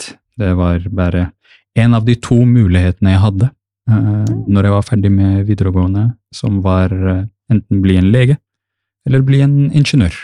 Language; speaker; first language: Norwegian; early bilingual, other home language; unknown